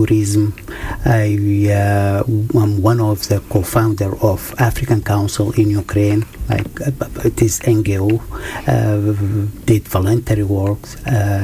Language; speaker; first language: English; non-native, fluent; Arabic